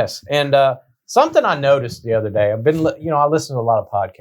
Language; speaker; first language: English; native; English